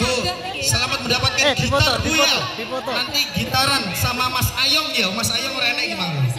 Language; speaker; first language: Indonesian; non-native, local second language; Javanese